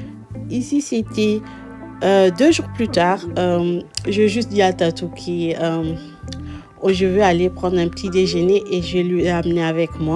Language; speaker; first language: French; non-native, local second language; Lingala